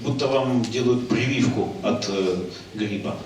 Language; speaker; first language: Russian; native; Russian